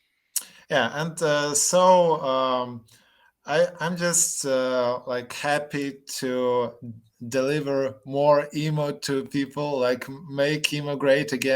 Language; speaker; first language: English; non-native, fluent; Russian